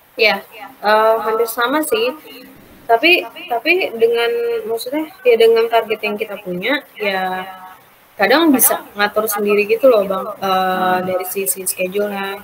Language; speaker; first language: Indonesian; native; Indonesian